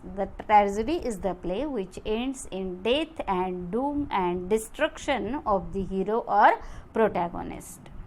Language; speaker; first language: English; non-native, local second language; Marathi